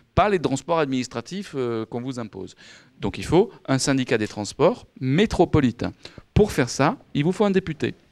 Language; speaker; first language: French; native; French